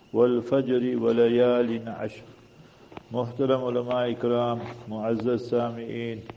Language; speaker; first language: Urdu; non-native, local second language; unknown